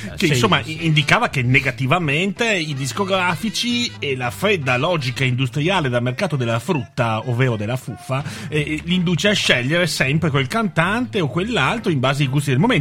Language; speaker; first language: Italian; native; Italian